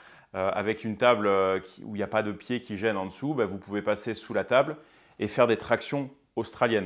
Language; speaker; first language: French; native; French